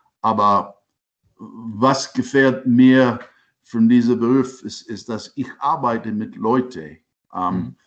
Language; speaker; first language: German; non-native, learner; English